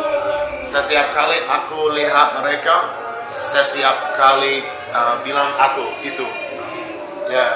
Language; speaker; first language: Indonesian; non-native, learner; English